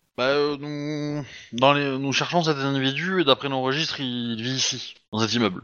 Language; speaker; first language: French; native; French